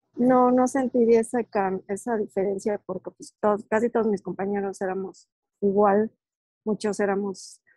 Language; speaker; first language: Spanish; native; Spanish